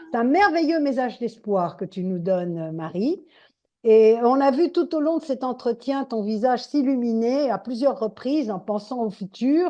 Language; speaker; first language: French; native; French